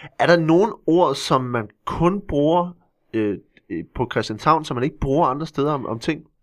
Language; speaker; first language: Danish; native; Danish